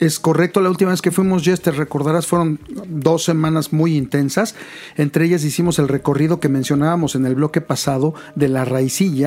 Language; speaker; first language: Spanish; native; Spanish